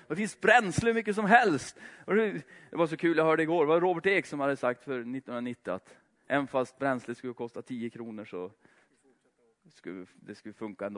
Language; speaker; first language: Swedish; native; Swedish